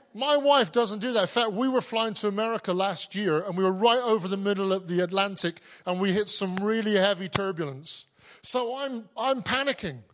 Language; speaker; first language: English; native; English